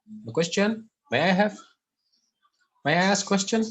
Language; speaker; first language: English; non-native, learner; Indonesian